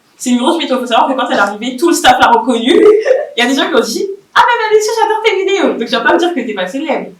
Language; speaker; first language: French; native; French